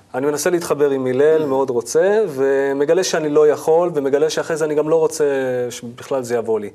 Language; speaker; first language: Hebrew; native; Hebrew